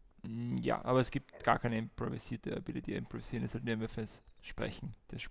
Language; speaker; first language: German; native; German